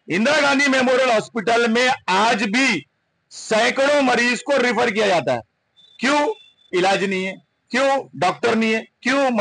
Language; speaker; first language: Hindi; non-native, local second language; Urdu